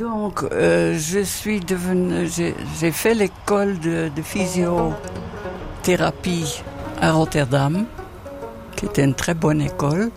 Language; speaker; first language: French; non-native, fluent; Dutch